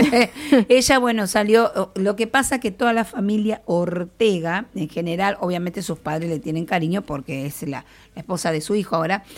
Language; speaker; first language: Spanish; native; Spanish